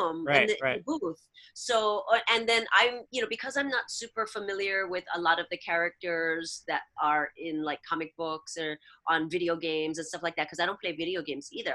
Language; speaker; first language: English; early bilingual, other home language; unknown